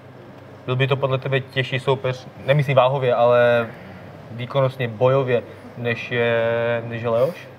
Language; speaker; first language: Czech; native; Czech